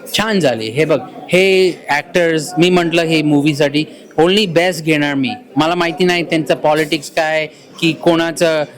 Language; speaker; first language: Marathi; early bilingual, heritage; Marathi